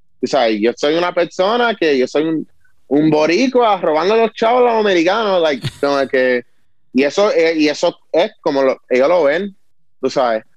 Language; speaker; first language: Spanish; early bilingual, heritage; Spanish